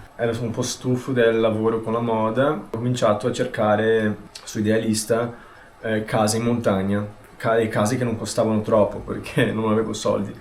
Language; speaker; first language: Italian; non-native, fluent; Portuguese